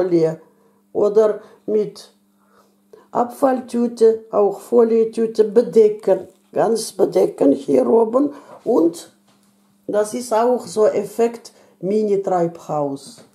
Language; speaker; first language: German; non-native, fluent; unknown